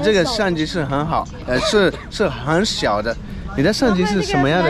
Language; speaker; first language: Chinese; non-native, learner; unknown